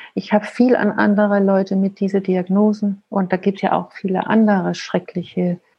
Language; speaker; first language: German; non-native, fluent; Danish